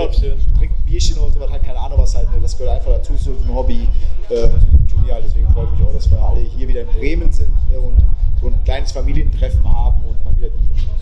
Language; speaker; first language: German; native; German